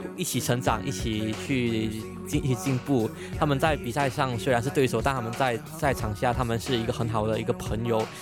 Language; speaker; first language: Chinese; non-native, local second language; Cantonese